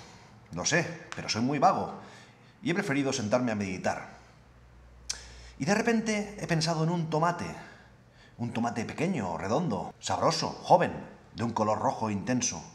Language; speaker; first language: Spanish; native; Spanish